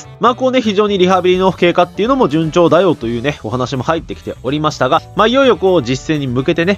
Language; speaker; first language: Japanese; native; Japanese